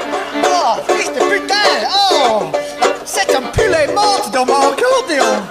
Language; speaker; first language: French; non-native, learner; English